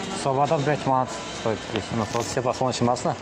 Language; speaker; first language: Russian; non-native, learner; Azerbaijani